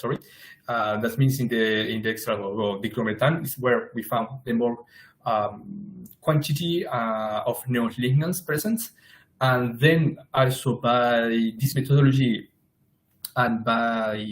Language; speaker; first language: English; non-native, fluent; Spanish